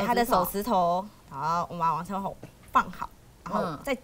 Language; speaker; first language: Chinese; native; Chinese